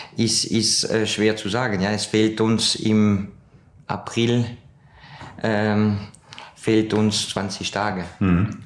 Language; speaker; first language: German; non-native, fluent; French